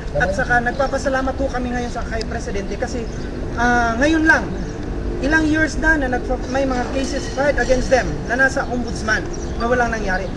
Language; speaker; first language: Filipino; non-native, local second language; Cebuano